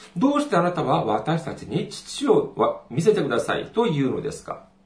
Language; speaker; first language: Japanese; non-native, fluent; Korean